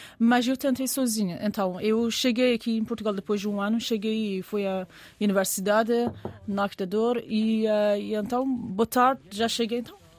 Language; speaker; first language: Portuguese; non-native, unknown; Persian